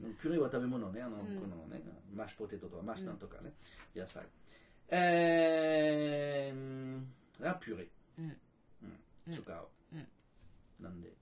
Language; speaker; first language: Japanese; non-native, fluent; French